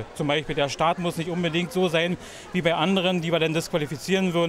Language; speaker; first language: German; native; German